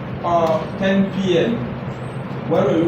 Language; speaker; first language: English; non-native, fluent; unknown